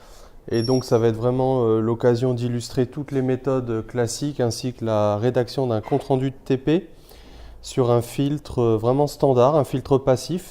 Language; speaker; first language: French; native; French